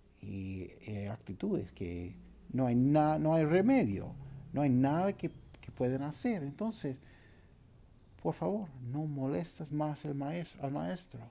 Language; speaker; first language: Spanish; non-native, fluent; English